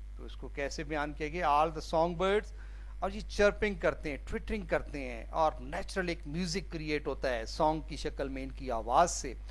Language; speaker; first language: Urdu; non-native, local second language; Saraiki